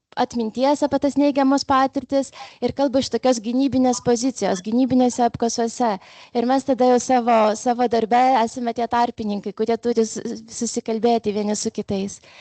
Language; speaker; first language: Lithuanian; non-native, local second language; Polish